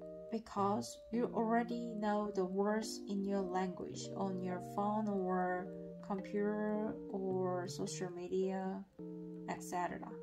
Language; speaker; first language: English; non-native, learner; Korean